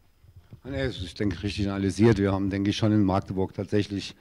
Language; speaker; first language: German; native; German